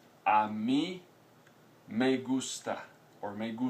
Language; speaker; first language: Spanish; non-native, fluent; English